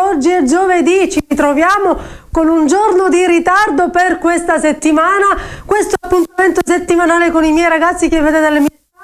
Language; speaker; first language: Italian; native; Italian